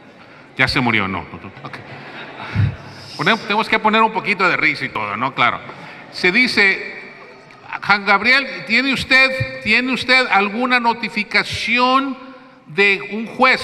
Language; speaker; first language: Spanish; early bilingual, heritage; Spanish